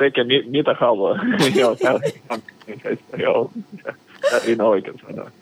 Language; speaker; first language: Finnish; non-native, learner; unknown